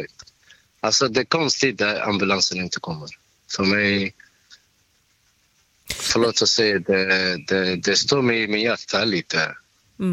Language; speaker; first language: Swedish; non-native, fluent; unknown